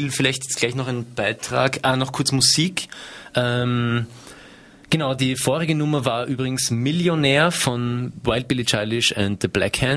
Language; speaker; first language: German; native; German